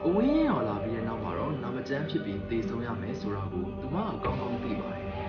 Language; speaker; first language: Burmese; native; Burmese